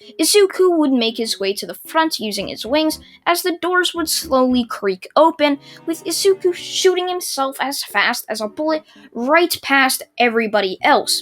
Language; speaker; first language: English; native; English